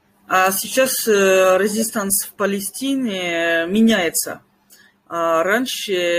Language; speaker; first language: Russian; non-native, fluent; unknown